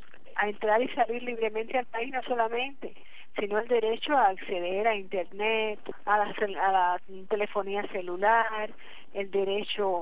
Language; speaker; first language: Spanish; native; Spanish